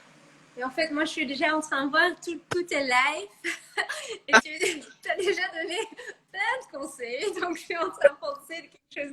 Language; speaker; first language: French; non-native, fluent; Dutch